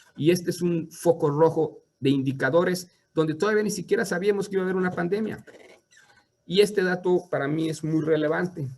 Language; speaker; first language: Spanish; native; Spanish